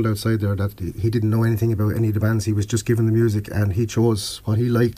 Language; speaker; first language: English; native; English